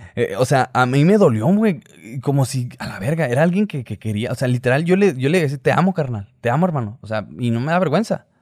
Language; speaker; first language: Spanish; native; Spanish